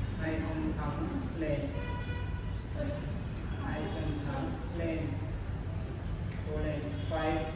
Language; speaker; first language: Vietnamese; non-native, learner; Hindi